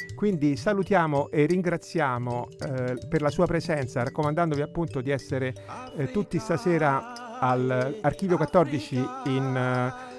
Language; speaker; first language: Italian; native; Italian